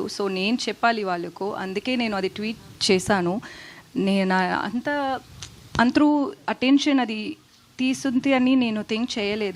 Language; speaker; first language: Telugu; non-native, learner; Tamil